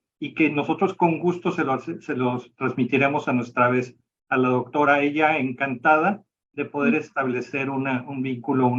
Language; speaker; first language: Spanish; native; Spanish